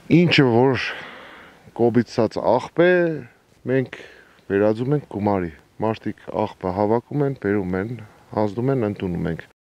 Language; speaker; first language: Armenian; native; Armenian